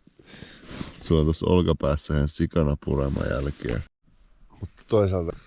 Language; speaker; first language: Finnish; native; Finnish